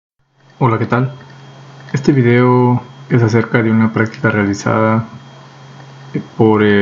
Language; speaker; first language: Spanish; native; Spanish